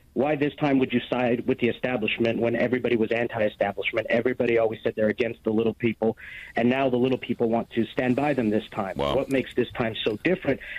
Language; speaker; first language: English; native; English